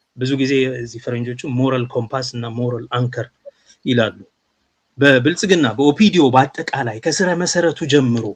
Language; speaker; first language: Amharic; non-native, local second language; Oromo